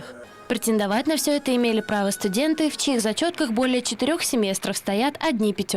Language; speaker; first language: Russian; native; Russian